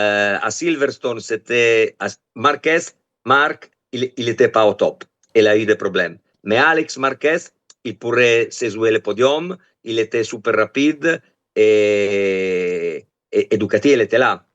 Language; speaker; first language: French; non-native, fluent; Italian